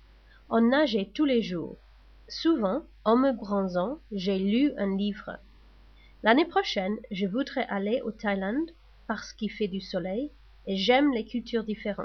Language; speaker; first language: French; non-native, learner; English